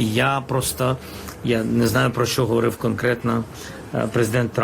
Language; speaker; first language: Ukrainian; non-native, local second language; Russian